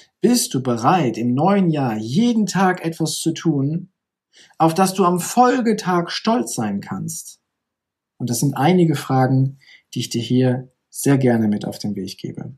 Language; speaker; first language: German; native; German